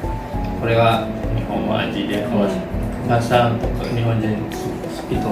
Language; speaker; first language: Japanese; non-native, learner; Indonesian